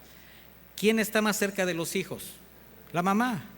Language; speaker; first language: Spanish; native; Spanish